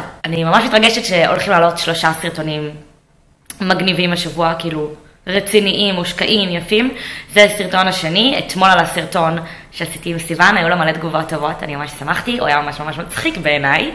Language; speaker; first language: Hebrew; native; Hebrew